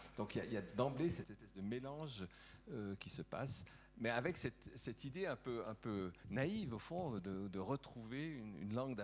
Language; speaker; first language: French; native; French